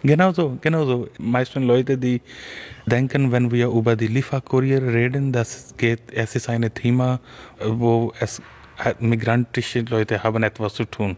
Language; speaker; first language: German; non-native, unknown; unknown